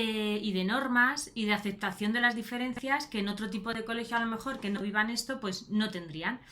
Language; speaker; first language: Spanish; native; Spanish